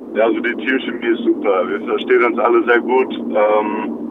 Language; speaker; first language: German; native; German